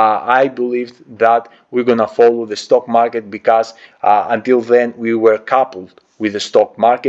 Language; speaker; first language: English; non-native, fluent; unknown